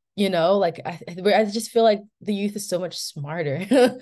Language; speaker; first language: English; native; English